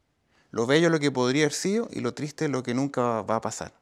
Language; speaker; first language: Spanish; native; Spanish